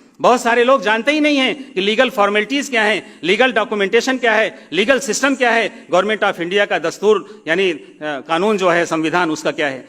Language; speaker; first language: Urdu; native; Urdu